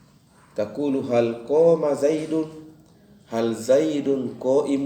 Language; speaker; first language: Arabic; non-native, fluent; Indonesian